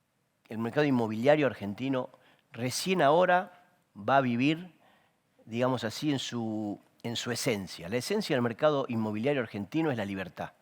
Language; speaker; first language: Spanish; native; Spanish